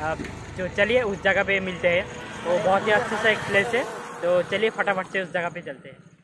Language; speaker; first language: Hindi; non-native, local second language; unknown